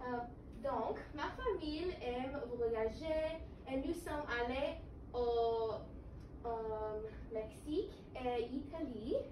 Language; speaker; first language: French; non-native, learner; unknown